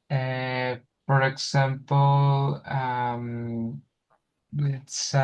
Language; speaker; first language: English; non-native, learner; Spanish